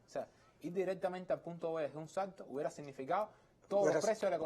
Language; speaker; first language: Spanish; native; Spanish